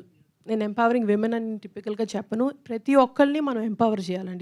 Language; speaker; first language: Telugu; native; Telugu